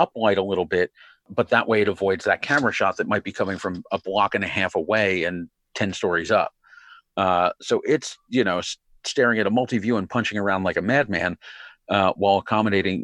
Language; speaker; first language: English; native; English